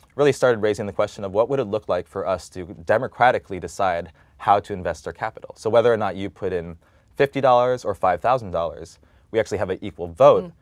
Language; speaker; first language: English; native; English